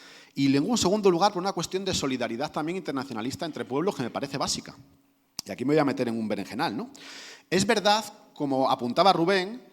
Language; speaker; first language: Spanish; native; Spanish